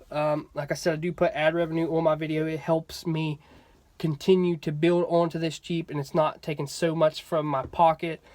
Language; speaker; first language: English; native; English